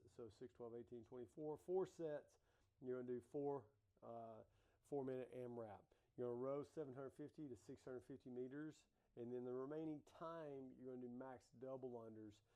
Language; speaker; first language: English; native; English